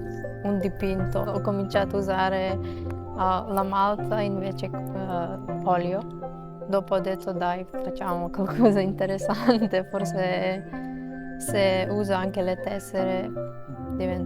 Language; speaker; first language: Italian; non-native, fluent; Macedonian